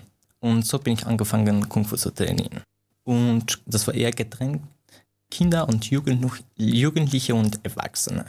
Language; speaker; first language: German; non-native, fluent; Persian